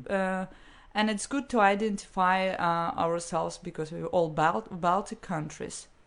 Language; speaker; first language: English; non-native, fluent; Russian